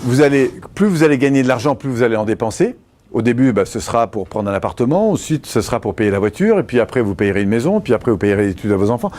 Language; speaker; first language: French; native; French